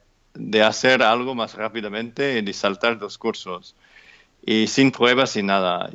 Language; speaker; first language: Spanish; non-native, fluent; English